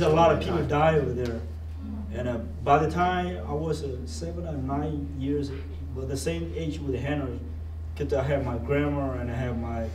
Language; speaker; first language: English; non-native, learner; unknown